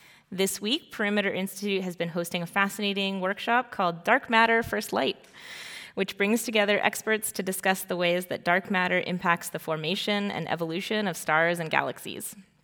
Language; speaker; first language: English; native; English